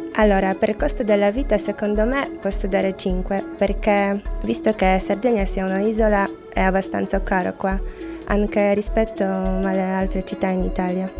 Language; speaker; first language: Italian; non-native, fluent; Polish